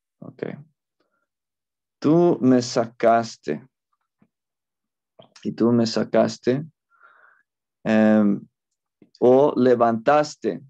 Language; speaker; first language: Spanish; non-native, fluent; English